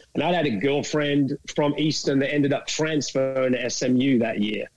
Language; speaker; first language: English; native; English